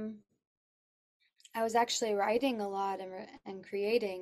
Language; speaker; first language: English; native; English